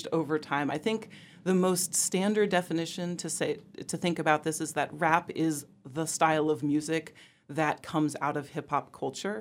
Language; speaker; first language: English; native; English